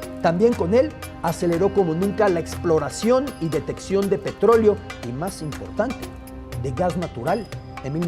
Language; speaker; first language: Spanish; native; Spanish